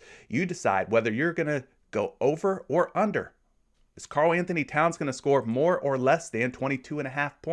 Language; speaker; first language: English; native; English